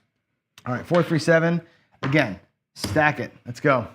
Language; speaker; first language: English; native; English